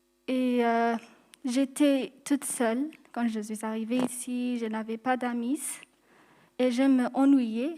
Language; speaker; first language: French; non-native, fluent; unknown